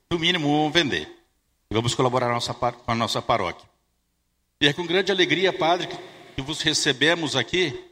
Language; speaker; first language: Portuguese; native; Portuguese